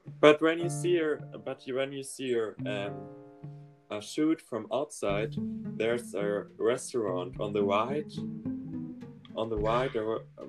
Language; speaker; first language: English; non-native, learner; German